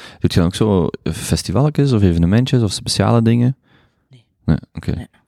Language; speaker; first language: Dutch; native; Dutch